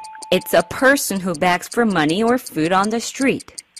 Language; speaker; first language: English; non-native, fluent; Korean